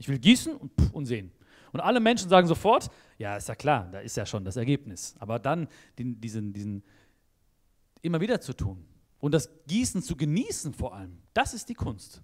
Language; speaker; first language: German; native; German